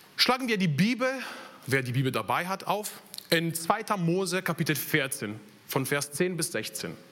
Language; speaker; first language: German; non-native, fluent; Italian